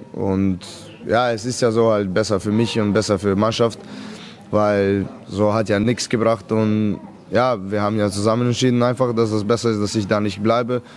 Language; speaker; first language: German; non-native, fluent; Serbian